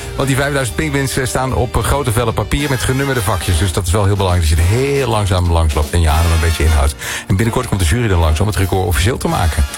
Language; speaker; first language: Dutch; native; Dutch